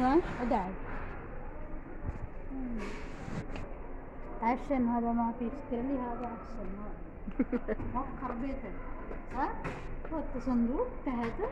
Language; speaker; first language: Arabic; non-native, learner; Filipino